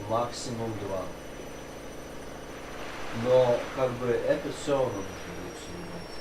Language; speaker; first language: Russian; native; Russian